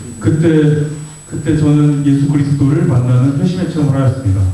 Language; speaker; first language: Korean; native; Korean